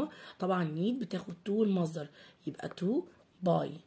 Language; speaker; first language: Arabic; native; Arabic